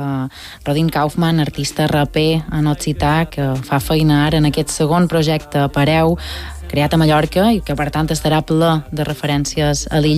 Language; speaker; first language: Catalan; native; Catalan